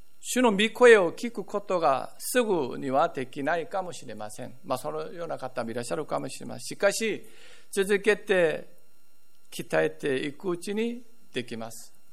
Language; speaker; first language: Japanese; non-native, fluent; Korean